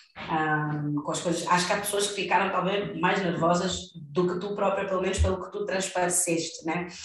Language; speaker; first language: Portuguese; native; Portuguese